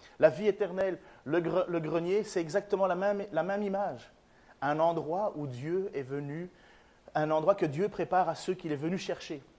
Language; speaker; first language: French; native; French